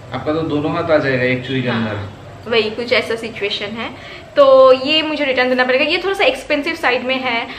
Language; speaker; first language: Hindi; non-native, local second language; Bangla